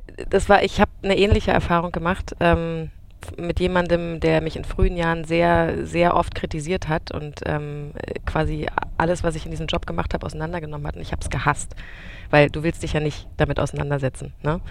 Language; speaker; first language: German; native; German